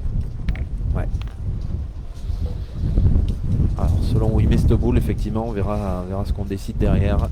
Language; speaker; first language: French; native; French